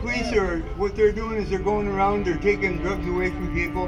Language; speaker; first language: English; native; English